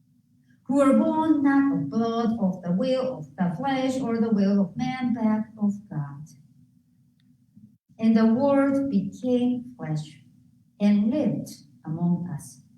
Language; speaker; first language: English; non-native, fluent; Japanese